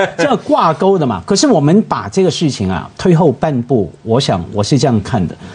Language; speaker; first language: Chinese; non-native, local second language; Cantonese